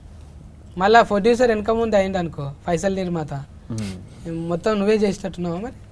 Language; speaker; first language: Telugu; native; Telugu